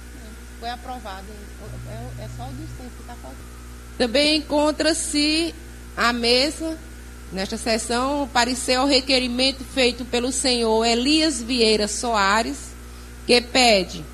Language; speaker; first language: Portuguese; native; Portuguese